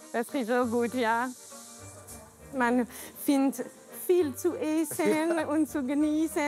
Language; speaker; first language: German; non-native, learner; French